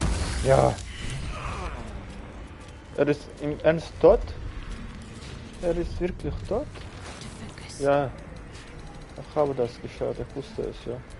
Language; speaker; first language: German; non-native, learner; Russian